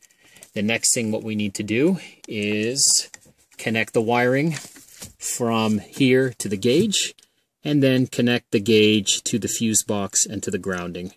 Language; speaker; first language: English; native; English